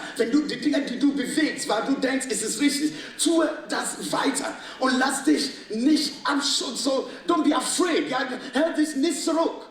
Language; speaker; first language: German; non-native, fluent; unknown